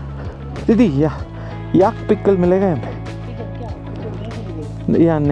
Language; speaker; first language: Hindi; non-native, local second language; Malayalam